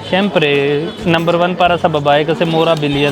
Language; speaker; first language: Filipino; non-native, learner; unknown